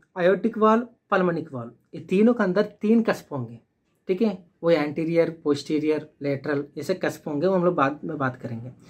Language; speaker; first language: Hindi; non-native, local second language; Telugu